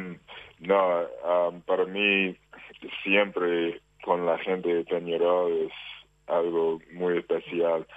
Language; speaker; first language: Spanish; non-native, fluent; English